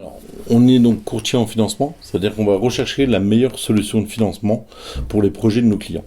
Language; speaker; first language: French; native; French